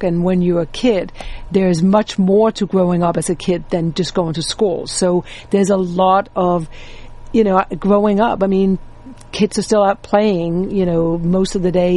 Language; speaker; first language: English; non-native, fluent; Danish